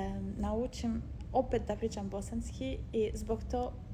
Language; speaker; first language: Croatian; early bilingual, heritage; Croatian